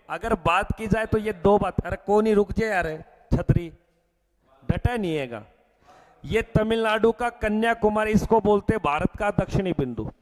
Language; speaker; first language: Hindi; native; Hindi